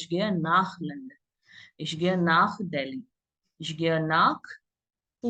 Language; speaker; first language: German; non-native, learner; Hindi